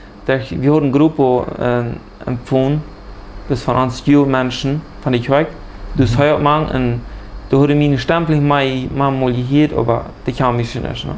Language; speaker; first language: German; early bilingual, heritage; Plautdietsch